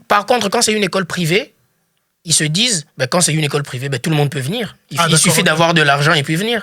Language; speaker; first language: French; native; French